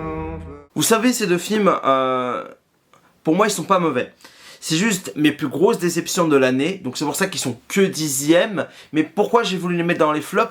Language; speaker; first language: French; native; French